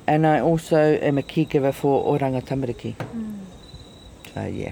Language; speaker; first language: English; native; English